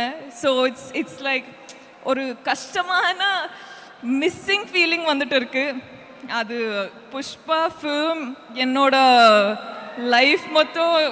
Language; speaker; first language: Tamil; non-native, fluent; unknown